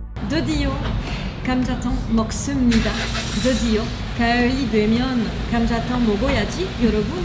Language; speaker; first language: Korean; non-native, learner; French